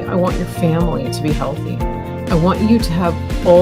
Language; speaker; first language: English; native; English